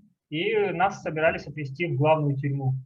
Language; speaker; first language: Russian; native; Russian